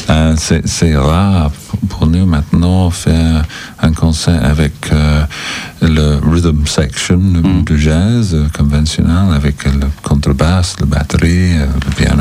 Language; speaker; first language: French; non-native, learner; English